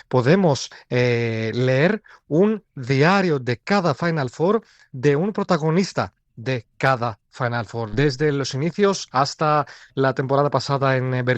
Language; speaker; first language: Spanish; non-native, fluent; Greek